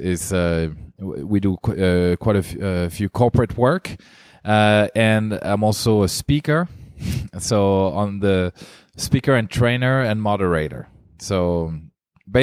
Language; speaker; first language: English; non-native, fluent; French